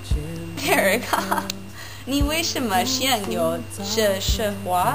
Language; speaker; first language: Chinese; non-native, learner; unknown